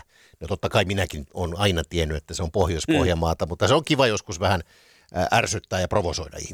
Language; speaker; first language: Finnish; native; Finnish